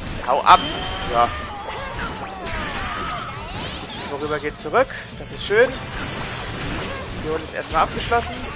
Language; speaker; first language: German; native; German